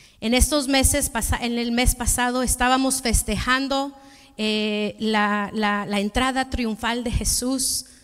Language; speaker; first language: Spanish; early bilingual, heritage; Spanish